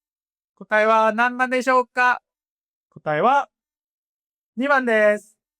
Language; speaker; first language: Japanese; non-native, fluent; Korean